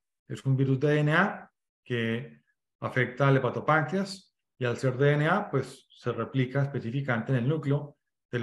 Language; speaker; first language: Spanish; native; Spanish